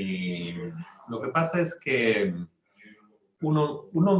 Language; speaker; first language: Spanish; native; Spanish